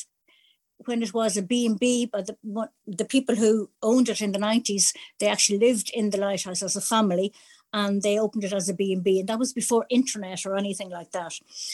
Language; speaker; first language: English; native; English